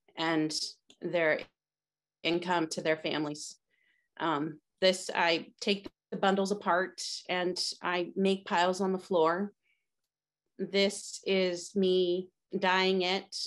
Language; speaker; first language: English; native; English